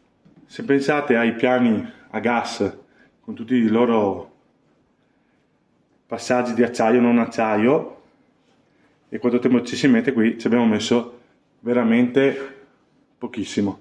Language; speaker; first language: Italian; native; Italian